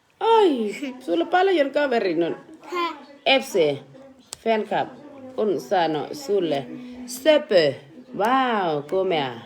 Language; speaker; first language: Finnish; non-native, learner; Thai